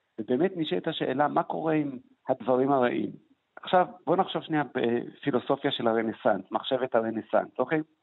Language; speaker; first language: Hebrew; native; Hebrew